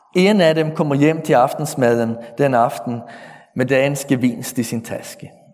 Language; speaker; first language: Danish; native; Danish